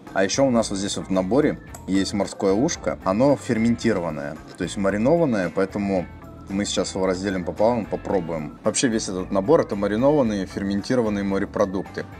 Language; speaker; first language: Russian; native; Russian